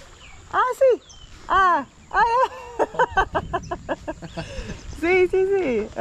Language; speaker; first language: Spanish; non-native, learner; Dutch